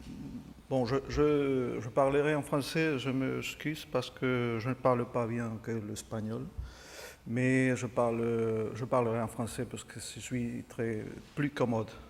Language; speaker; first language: French; non-native, fluent; Spanish